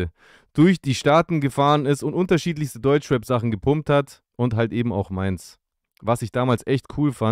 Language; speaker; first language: German; native; German